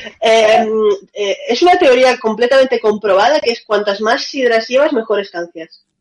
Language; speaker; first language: Spanish; early bilingual, other home language; Russian